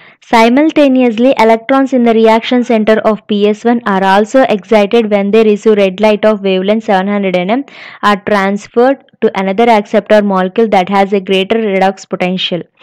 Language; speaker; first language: English; non-native, local second language; Telugu